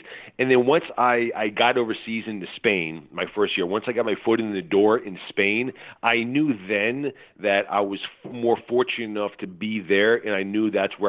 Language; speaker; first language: English; native; English